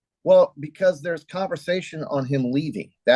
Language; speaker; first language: English; native; English